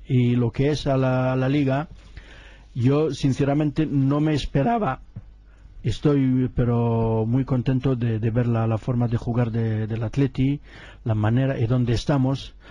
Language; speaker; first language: Spanish; non-native, fluent; Arabic